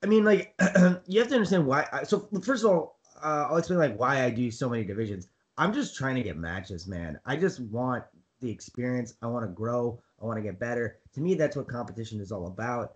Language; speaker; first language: English; native; English